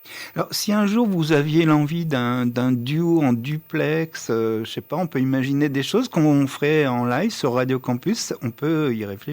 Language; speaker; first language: French; native; French